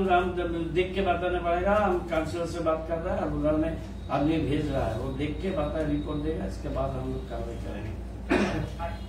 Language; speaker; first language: Hindi; non-native, local second language; Bangla